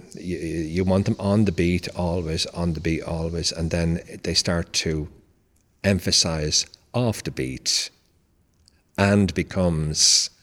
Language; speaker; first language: English; native; English